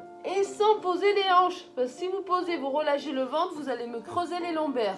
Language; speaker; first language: French; native; French